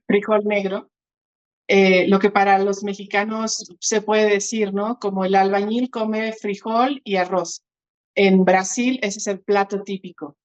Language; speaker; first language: Spanish; early bilingual, other home language; Portuguese